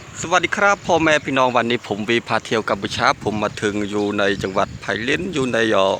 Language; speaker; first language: Thai; non-native, fluent; Khmer